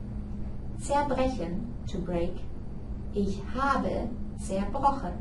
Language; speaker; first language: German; non-native, fluent; English